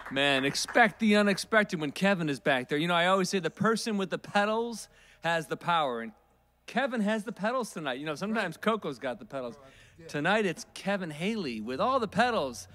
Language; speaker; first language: English; native; English